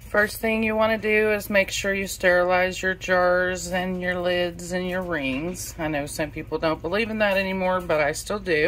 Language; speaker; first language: English; native; English